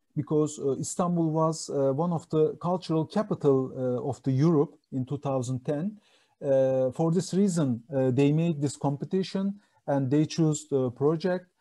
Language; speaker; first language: English; non-native, fluent; Turkish